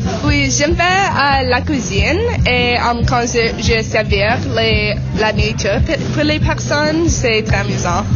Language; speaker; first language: French; non-native, local second language; English